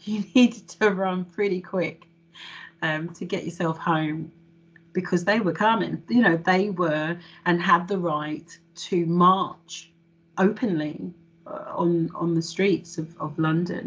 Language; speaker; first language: English; native; English